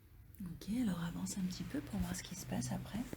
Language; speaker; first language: French; native; French